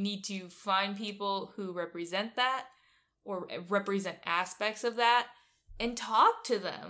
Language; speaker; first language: English; native; English